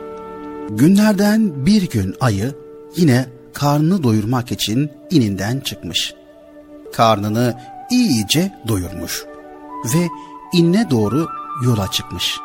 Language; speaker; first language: Turkish; native; Turkish